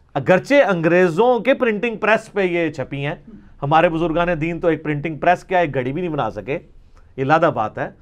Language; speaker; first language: Urdu; non-native, local second language; Punjabi